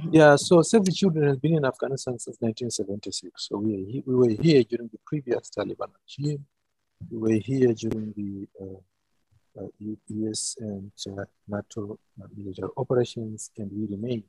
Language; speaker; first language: English; non-native, local second language; Shona